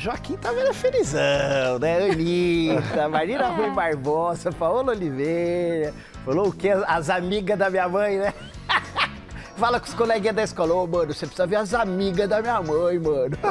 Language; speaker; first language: Portuguese; native; Portuguese